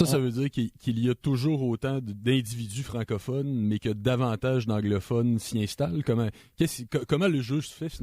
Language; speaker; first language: French; native; French